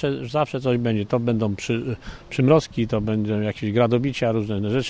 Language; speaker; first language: Polish; native; Polish